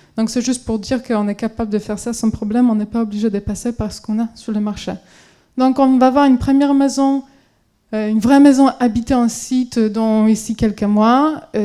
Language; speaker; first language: French; non-native, fluent; Polish